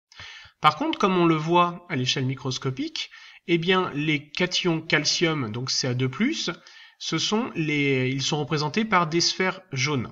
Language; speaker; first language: French; native; French